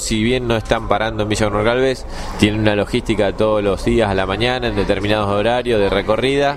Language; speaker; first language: Spanish; native; Spanish